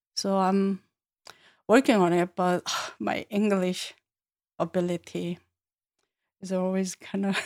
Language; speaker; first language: English; non-native, learner; Korean